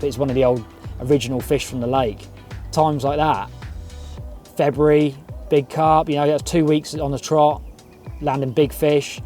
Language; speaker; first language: English; native; English